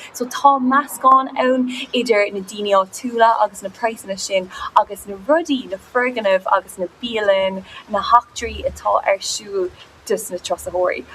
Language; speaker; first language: Irish; non-native, local second language; English